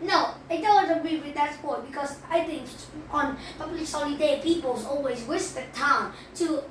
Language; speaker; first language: English; non-native, learner; Vietnamese